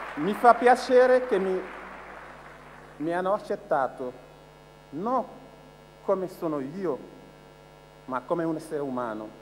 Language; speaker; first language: Italian; non-native, fluent; Wolof